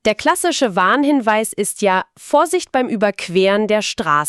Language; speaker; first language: German; native; German